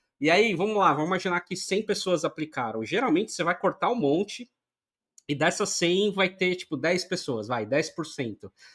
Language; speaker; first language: Portuguese; native; Portuguese